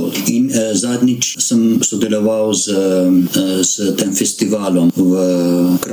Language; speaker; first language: Slovenian; non-native, learner; Armenian